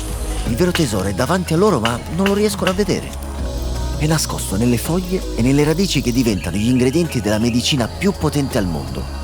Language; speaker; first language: Italian; native; Italian